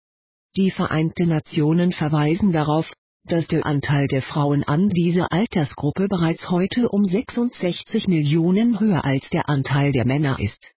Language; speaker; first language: German; native; German